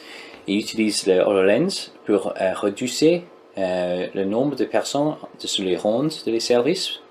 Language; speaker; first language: French; non-native, learner; English